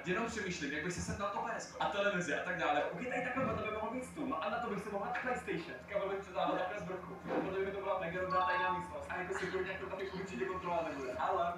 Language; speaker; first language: Czech; native; Czech